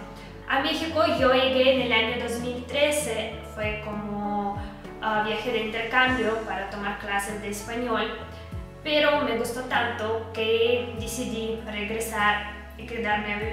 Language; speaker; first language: Spanish; non-native, fluent; Russian